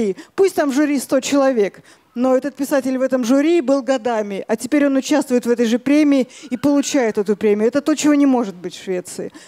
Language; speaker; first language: Russian; native; Russian